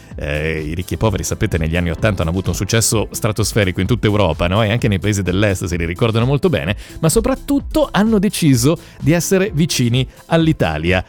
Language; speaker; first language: Italian; native; Italian